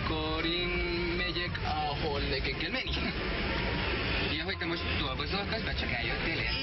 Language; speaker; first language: Hungarian; non-native, learner; Spanish